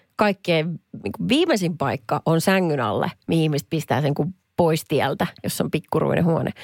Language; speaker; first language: Finnish; native; Finnish